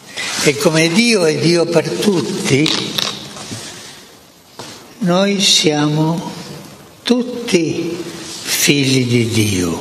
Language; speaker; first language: Italian; early bilingual, heritage; Spanish